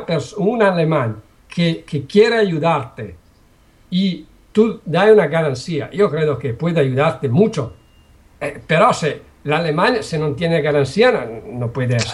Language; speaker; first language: Spanish; non-native, learner; Italian